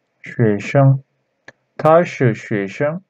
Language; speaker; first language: Chinese; non-native, learner; Turkish